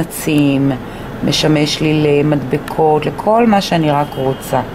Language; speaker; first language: Hebrew; native; Hebrew